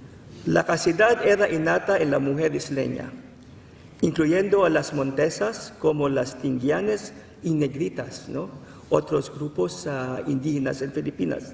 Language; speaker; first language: Spanish; non-native, fluent; Filipino